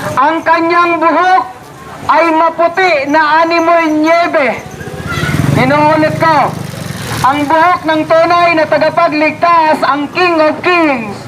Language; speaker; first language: Filipino; non-native, local second language; Cebuano